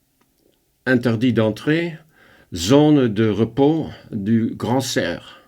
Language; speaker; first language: French; non-native, fluent; Dutch